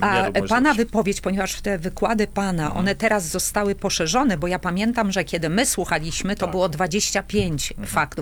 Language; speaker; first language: Polish; native; Polish